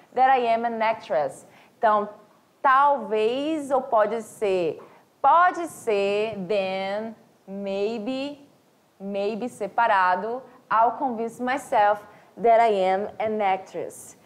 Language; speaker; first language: English; non-native, fluent; Portuguese